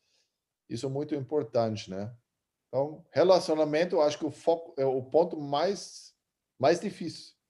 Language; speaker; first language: Portuguese; early bilingual, other home language; German